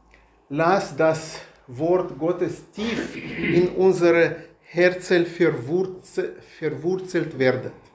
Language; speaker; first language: German; non-native, learner; Russian